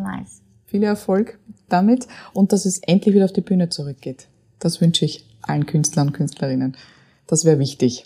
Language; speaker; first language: German; native; German